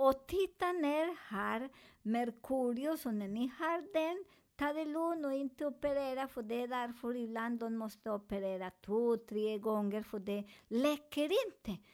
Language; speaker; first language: Swedish; non-native, learner; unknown